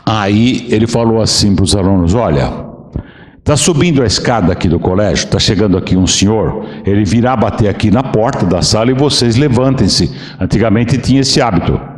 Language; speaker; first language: Portuguese; native; Portuguese